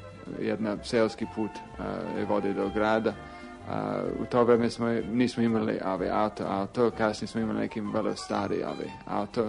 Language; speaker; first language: Serbian; non-native, fluent; English